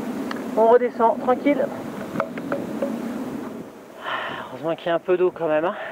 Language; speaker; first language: French; native; French